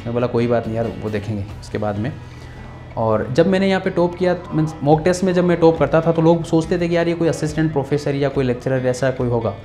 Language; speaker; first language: Hindi; native; Hindi